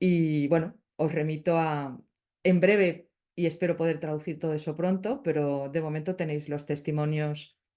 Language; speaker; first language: Spanish; native; Spanish